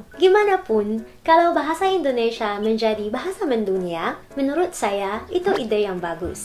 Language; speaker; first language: Indonesian; non-native, learner; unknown